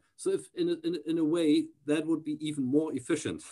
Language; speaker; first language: English; non-native, fluent; German